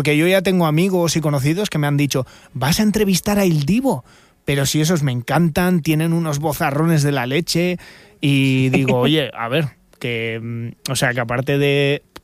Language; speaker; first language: Spanish; native; Spanish